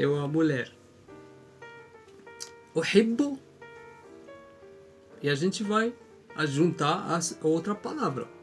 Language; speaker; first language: Portuguese; non-native, fluent; Arabic